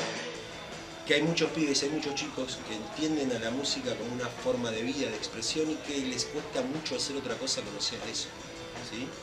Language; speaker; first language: Spanish; native; Spanish